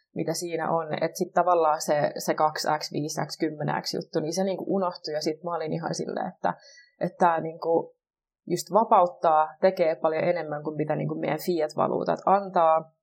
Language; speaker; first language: Finnish; native; Finnish